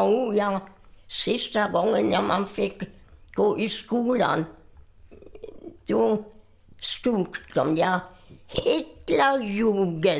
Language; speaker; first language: Swedish; non-native, fluent; German